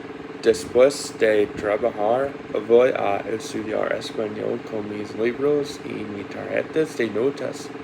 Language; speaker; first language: Spanish; non-native, learner; English